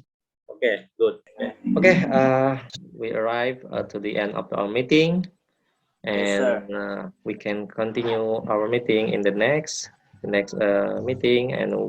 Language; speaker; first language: English; non-native, local second language; Indonesian